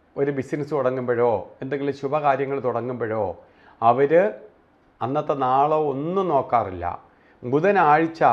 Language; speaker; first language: Malayalam; native; Malayalam